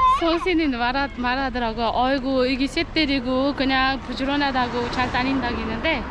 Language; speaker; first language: Korean; non-native, learner; Uzbek